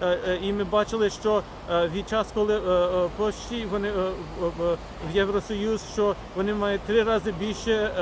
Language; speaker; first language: Ukrainian; early bilingual, heritage; Ukrainian